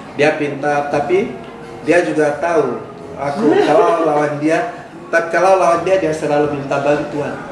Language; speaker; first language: Indonesian; non-native, fluent; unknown